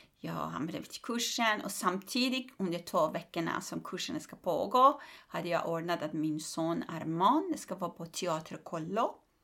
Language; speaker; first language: Swedish; non-native, fluent; Persian